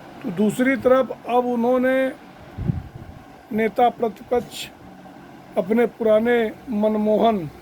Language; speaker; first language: Hindi; native; Hindi